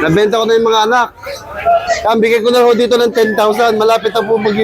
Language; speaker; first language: Filipino; native; Filipino